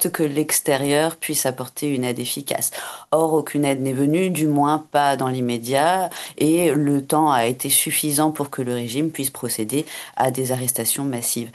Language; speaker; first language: French; native; French